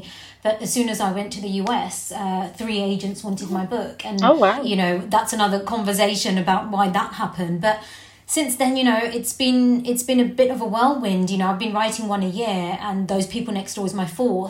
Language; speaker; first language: English; native; English